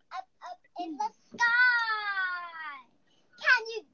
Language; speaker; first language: English; non-native, learner; Chinese